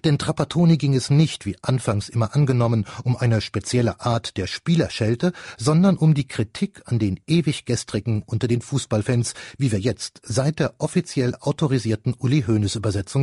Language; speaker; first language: German; native; German